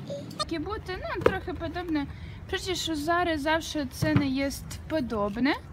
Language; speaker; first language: Polish; non-native, learner; Ukrainian